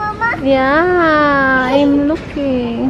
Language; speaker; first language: English; non-native, learner; Indonesian